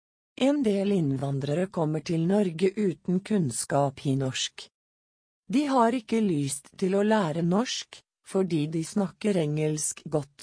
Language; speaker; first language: Norwegian; non-native, fluent; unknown